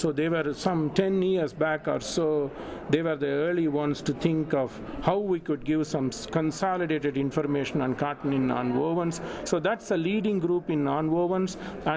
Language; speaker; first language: English; non-native, local second language; Tamil